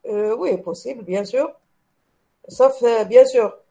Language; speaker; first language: French; non-native, local second language; Arabic